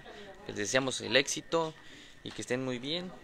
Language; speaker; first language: Spanish; native; Spanish